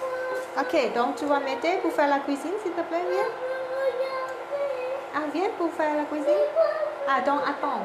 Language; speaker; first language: French; non-native, learner; Thai